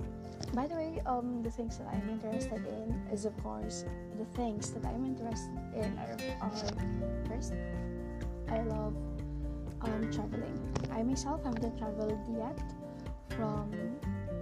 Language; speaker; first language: English; non-native, local second language; Masbatenyo